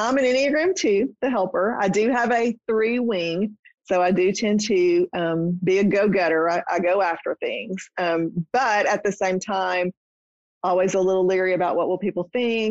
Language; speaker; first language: English; native; English